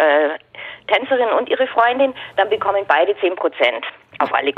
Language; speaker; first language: German; native; German